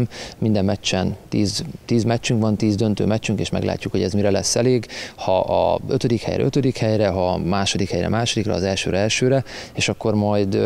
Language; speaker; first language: Hungarian; native; Hungarian